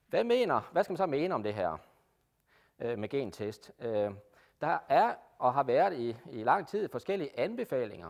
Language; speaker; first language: Danish; native; Danish